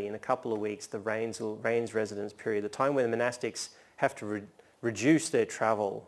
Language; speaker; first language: English; native; English